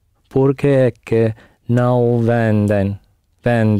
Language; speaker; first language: Portuguese; non-native, learner; English